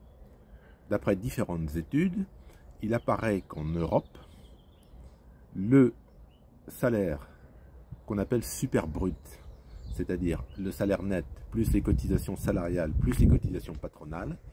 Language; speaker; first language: French; native; French